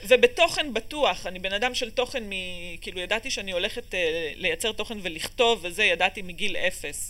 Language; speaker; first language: Hebrew; native; Hebrew